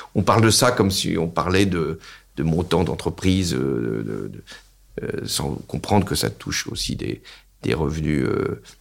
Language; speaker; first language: French; native; French